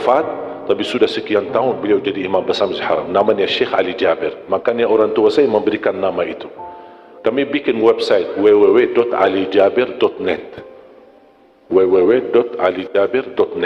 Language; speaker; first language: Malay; non-native, fluent; Arabic